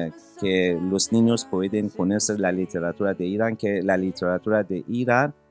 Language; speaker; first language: Spanish; non-native, learner; Persian